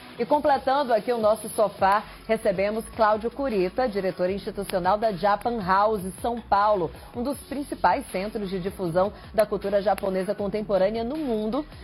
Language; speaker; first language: Portuguese; native; Portuguese